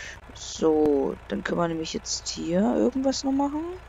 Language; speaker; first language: German; native; German